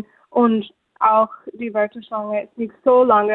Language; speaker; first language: German; non-native, fluent; English